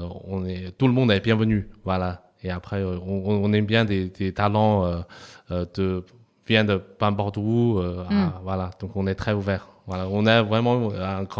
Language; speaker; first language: French; non-native, fluent; Chinese